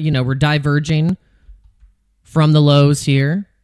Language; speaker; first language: English; native; English